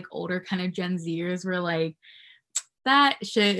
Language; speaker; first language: English; native; English